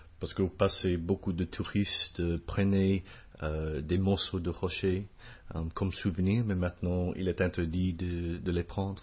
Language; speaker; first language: French; non-native, fluent; English